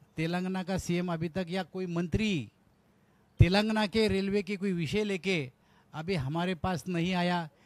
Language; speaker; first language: Hindi; non-native, local second language; Marathi